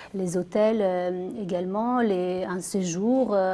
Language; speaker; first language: French; non-native, fluent; Azerbaijani